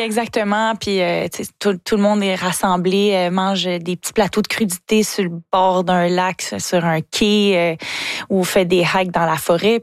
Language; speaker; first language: French; native; French